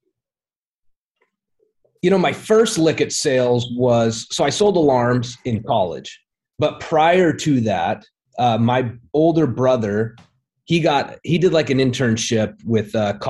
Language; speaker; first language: English; native; English